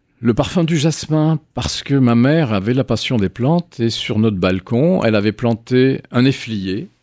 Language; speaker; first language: French; native; French